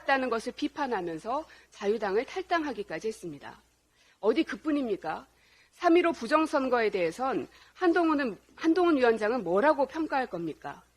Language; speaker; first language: Korean; native; Korean